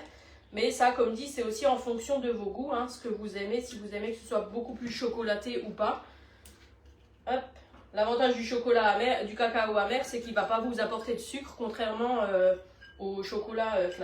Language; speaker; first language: French; native; French